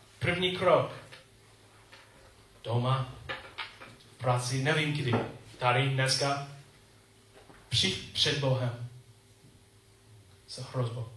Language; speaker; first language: Czech; non-native, learner; English